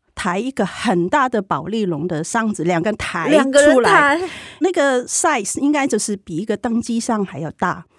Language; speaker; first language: Chinese; non-native, fluent; Cantonese